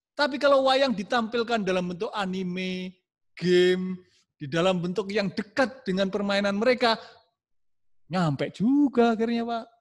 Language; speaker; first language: Indonesian; non-native, local second language; Javanese